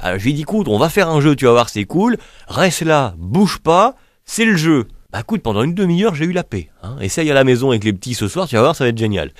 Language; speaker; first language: French; native; French